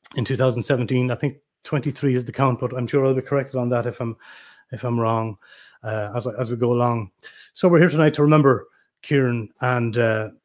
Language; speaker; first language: English; native; English